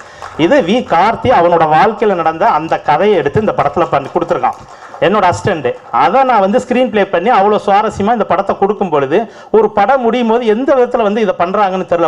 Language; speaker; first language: Tamil; native; Tamil